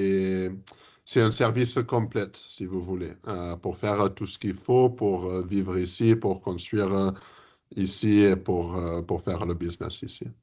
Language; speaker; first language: French; early bilingual, heritage; English